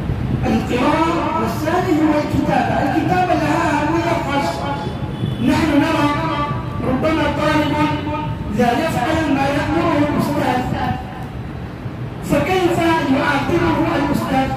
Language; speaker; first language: Arabic; non-native, fluent; Urdu